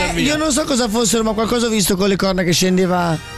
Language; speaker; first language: Italian; native; Italian